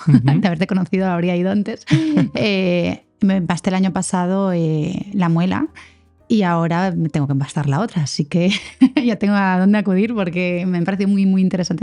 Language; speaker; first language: Spanish; native; Spanish